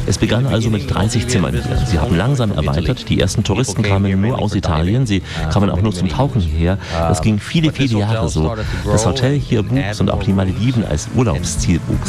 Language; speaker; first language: German; native; German